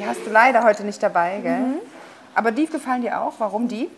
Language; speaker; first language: German; native; German